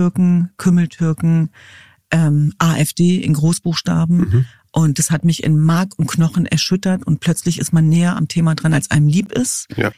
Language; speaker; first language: German; early bilingual, other home language; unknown